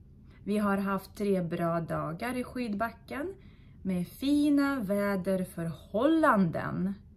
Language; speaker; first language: Swedish; non-native, fluent; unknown